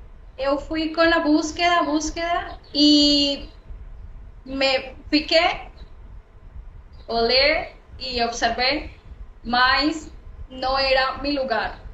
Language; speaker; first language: Portuguese; non-native, learner; Spanish